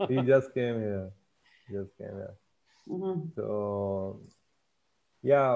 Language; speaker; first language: English; non-native, fluent; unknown